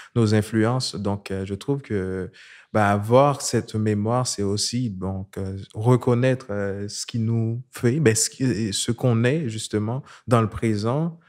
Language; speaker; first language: French; non-native, local second language; Haitian Creole